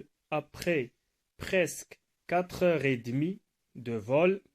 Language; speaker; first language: French; non-native, local second language; Arabic